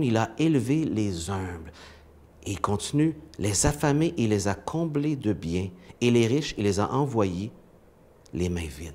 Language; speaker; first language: French; native; French